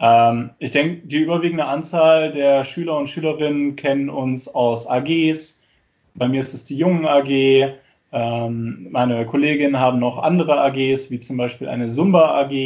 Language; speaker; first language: German; native; German